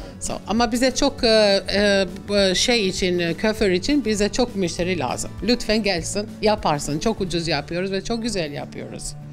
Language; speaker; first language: Turkish; non-native, learner; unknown